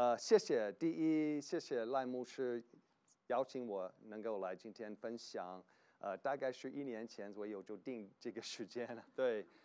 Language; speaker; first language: Chinese; non-native, fluent; English